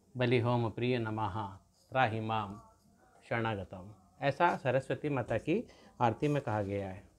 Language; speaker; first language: Hindi; native; Hindi